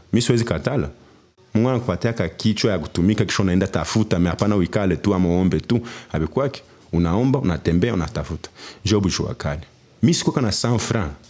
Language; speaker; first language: Swahili; native; Swahili